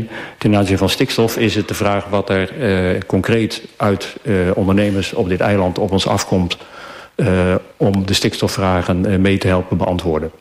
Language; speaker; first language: Dutch; native; Dutch